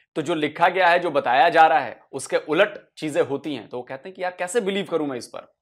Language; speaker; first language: Hindi; native; Hindi